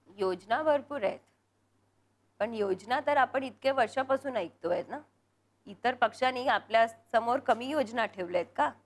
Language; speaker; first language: Marathi; non-native, local second language; Punjabi